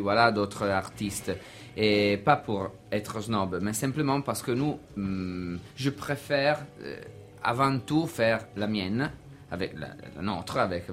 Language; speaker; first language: French; non-native, learner; Italian